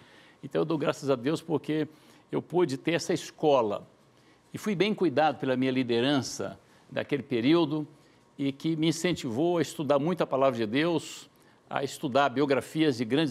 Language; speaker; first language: Portuguese; native; Portuguese